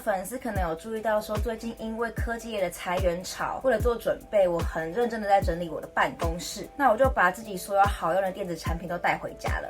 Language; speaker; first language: Chinese; native; Chinese